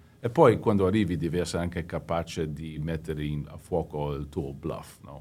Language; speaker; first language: Italian; early bilingual, heritage; English